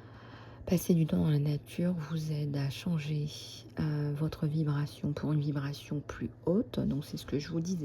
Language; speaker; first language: French; native; French